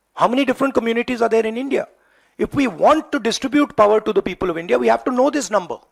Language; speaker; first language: English; non-native, local second language; Hindi